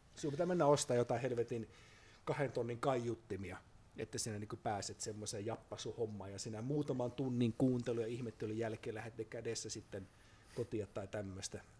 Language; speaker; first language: Finnish; native; Finnish